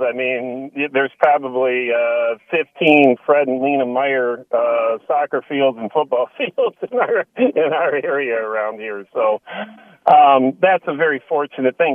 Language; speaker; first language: English; native; English